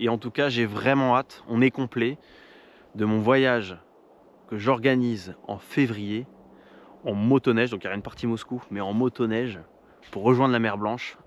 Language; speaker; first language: French; native; French